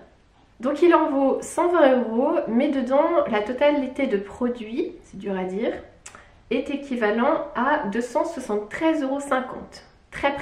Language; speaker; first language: French; native; French